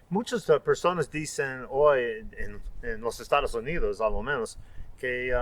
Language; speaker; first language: Spanish; non-native, fluent; English